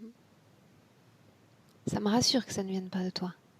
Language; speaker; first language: French; native; French